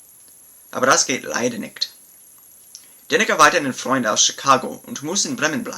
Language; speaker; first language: German; non-native, learner; English